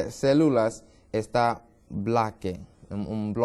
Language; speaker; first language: Spanish; non-native, learner; English